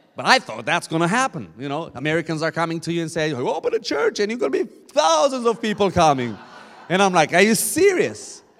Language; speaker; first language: English; non-native, fluent; Romanian